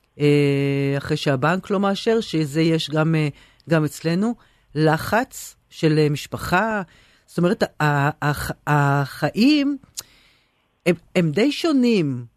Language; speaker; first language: Hebrew; native; Hebrew